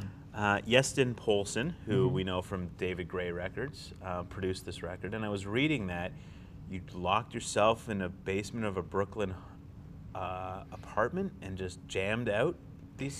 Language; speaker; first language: English; native; English